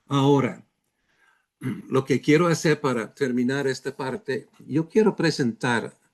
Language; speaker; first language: Spanish; non-native, fluent; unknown